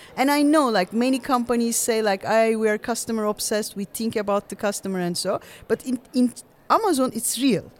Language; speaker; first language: English; non-native, fluent; Turkish